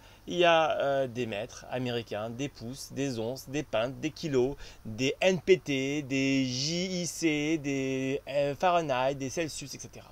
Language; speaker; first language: French; native; French